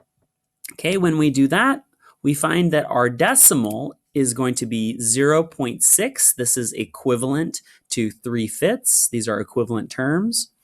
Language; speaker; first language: English; native; English